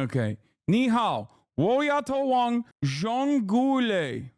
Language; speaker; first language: Chinese; non-native, learner; English